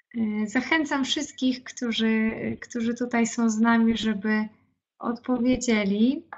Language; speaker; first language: Polish; native; Polish